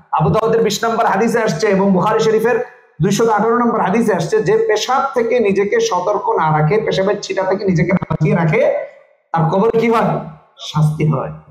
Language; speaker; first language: Bangla; native; Bangla